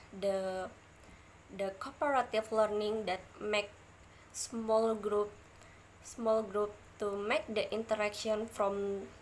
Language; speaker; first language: English; non-native, learner; Indonesian